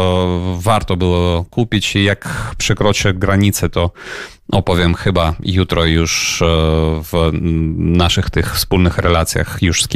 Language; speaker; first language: Polish; non-native, fluent; Ukrainian